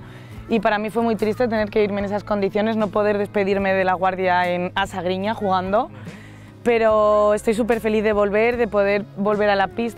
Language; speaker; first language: Spanish; native; Spanish